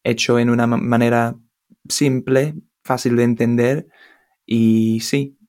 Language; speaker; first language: Spanish; non-native, fluent; English